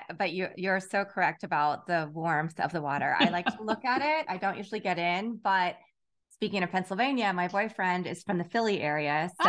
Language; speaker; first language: English; native; English